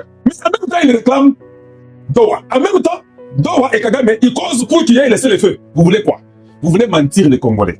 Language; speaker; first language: French; non-native, local second language; Lingala